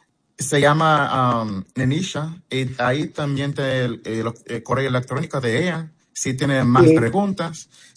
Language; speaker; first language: Spanish; early bilingual, heritage; English